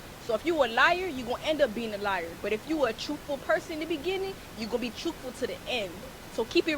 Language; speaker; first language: English; native; English